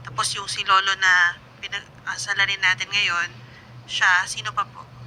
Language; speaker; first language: Filipino; native; Filipino